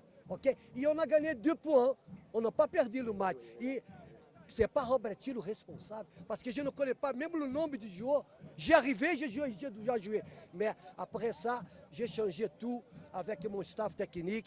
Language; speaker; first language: French; non-native, fluent; Portuguese